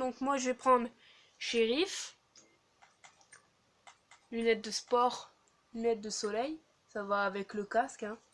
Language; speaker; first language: French; native; French